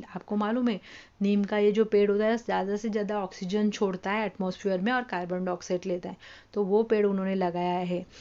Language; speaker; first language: Hindi; non-native, local second language; Marathi